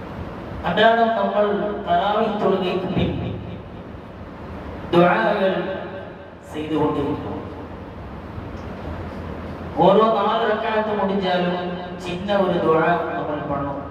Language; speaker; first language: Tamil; non-native, learner; Malayalam